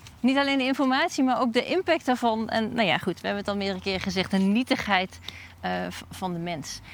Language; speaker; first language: Dutch; native; Dutch